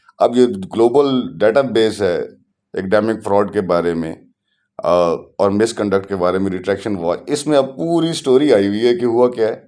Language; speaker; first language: Urdu; non-native, local second language; Punjabi